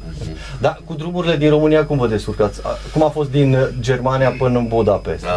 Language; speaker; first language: Romanian; native; Romanian